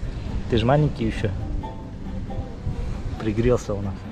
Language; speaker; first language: Russian; native; Russian